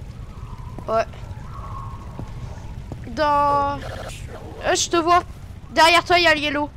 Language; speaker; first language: French; native; French